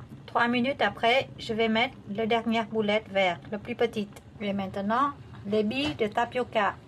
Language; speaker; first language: French; non-native, learner; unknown